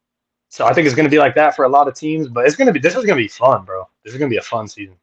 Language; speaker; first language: English; native; English